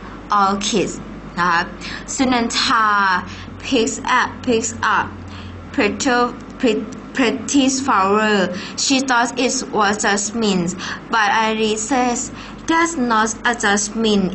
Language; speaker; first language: English; non-native, fluent; Thai